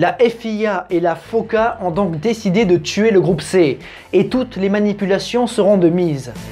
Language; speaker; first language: French; native; French